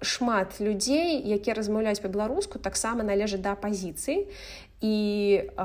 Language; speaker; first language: Belarusian; non-native, local second language; Russian